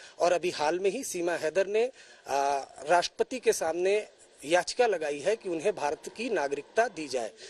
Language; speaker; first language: Hindi; native; Hindi